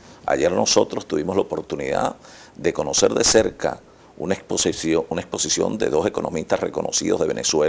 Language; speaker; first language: Spanish; native; Spanish